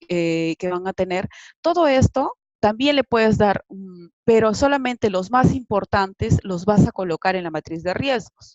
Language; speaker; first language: Spanish; native; Spanish